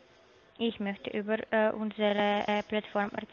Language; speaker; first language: German; non-native, learner; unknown